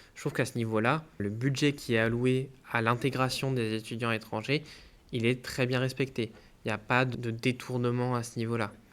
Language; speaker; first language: French; native; French